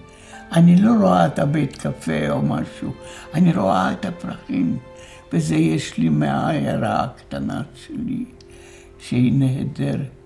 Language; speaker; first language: Hebrew; non-native, fluent; Polish